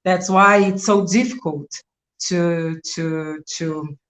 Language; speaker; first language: English; non-native, fluent; Portuguese